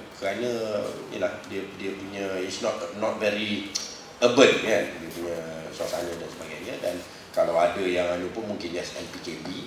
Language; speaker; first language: Malay; native; Malay